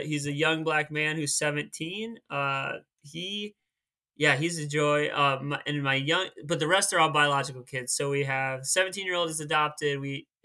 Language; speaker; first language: English; native; English